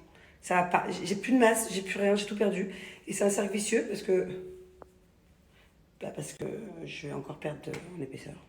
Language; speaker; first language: French; native; French